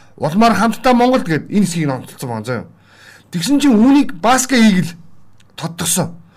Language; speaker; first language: Mongolian; native; Mongolian